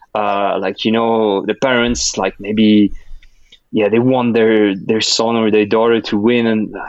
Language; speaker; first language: English; non-native, fluent; Russian